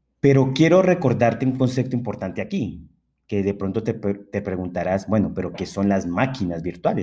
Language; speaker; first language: Spanish; native; Spanish